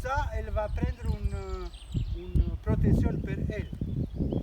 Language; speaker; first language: French; non-native, learner; Italian